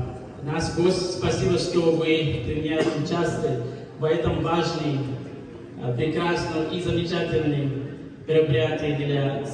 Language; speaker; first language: Russian; non-native, learner; Wolof